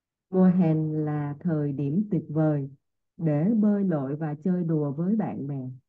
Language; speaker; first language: Vietnamese; native; Vietnamese